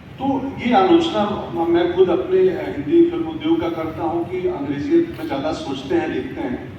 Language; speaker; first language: Hindi; native; Hindi